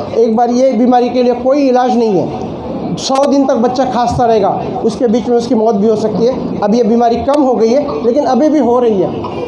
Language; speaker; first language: Hindi; non-native, local second language; Marathi